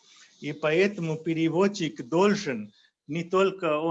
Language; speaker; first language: Russian; non-native, fluent; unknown